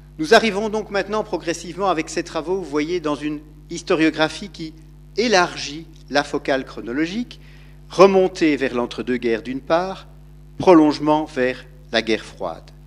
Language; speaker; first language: French; native; French